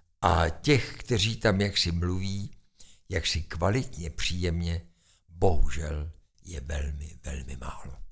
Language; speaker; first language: Czech; native; Czech